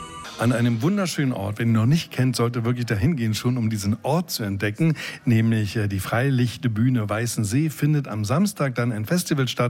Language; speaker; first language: German; native; German